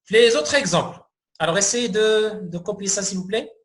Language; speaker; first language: French; non-native, local second language; Arabic